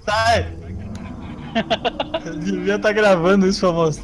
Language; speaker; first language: Portuguese; native; Portuguese